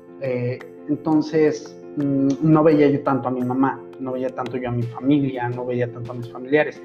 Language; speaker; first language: Spanish; native; Spanish